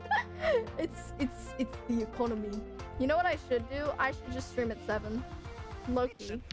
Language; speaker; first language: English; native; English